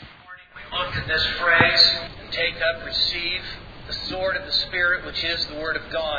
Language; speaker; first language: English; native; English